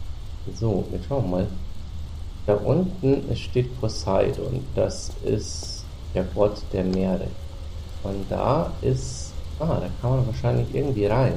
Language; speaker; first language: German; native; German